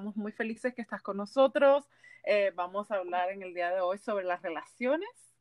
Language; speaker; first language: Spanish; early bilingual, heritage; Spanish